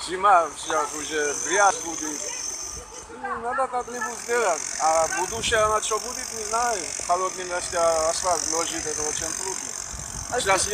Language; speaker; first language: Russian; non-native, local second language; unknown